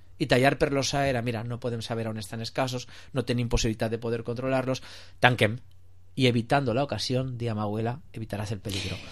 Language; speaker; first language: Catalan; native; Catalan